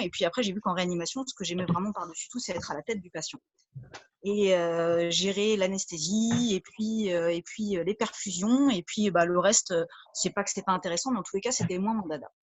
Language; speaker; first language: French; native; French